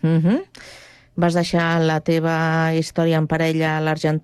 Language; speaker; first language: Catalan; native; Catalan